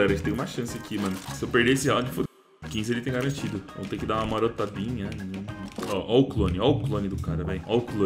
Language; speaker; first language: Portuguese; native; Portuguese